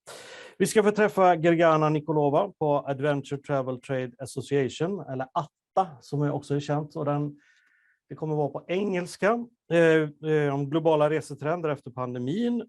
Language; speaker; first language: Swedish; native; Swedish